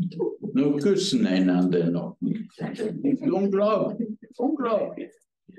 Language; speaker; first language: German; non-native, fluent; Hungarian